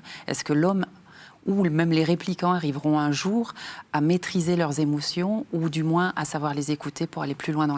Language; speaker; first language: French; native; French